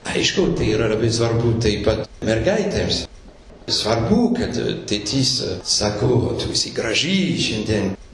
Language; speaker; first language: Lithuanian; non-native, fluent; French